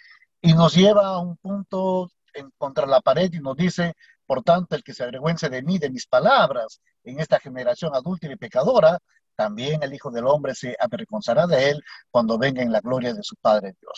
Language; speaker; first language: Spanish; native; Spanish